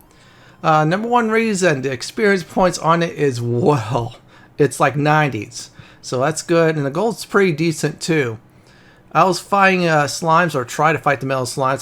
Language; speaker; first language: English; native; English